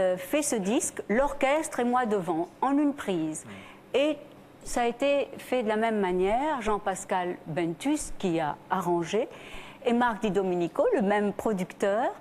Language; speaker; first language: French; non-native, fluent; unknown